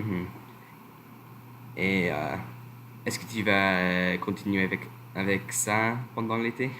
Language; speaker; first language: French; non-native, learner; English